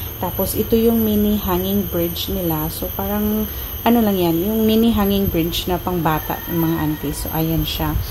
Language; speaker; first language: Filipino; non-native, local second language; Cebuano